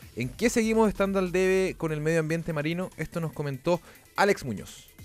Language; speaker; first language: Spanish; native; Spanish